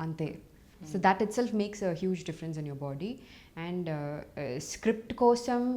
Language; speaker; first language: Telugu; non-native, fluent; Tamil